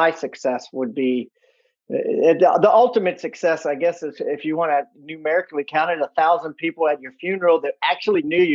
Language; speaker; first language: English; native; English